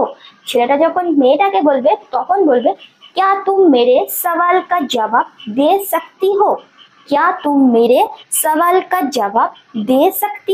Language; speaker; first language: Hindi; non-native, fluent; Bangla